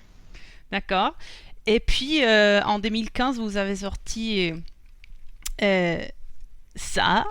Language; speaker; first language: French; non-native, fluent; Spanish